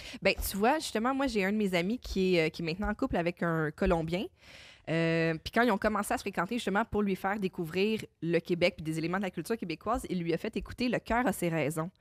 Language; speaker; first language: French; native; French